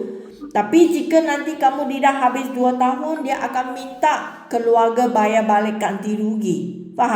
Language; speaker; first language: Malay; non-native, local second language; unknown